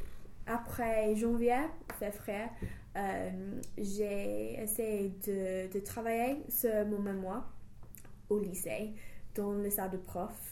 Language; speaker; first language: French; non-native, fluent; English